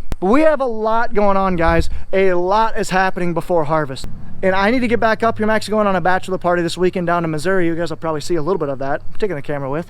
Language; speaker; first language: English; native; English